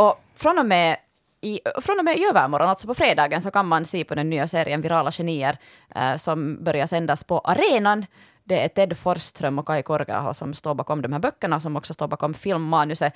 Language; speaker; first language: Swedish; native; Swedish